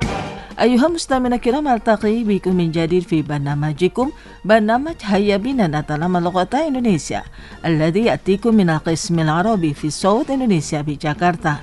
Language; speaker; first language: Arabic; non-native, fluent; Indonesian